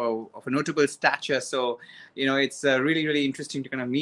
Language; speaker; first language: English; non-native, local second language; Konkani